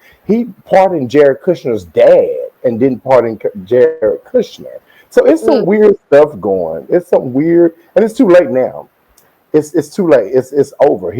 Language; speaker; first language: English; native; English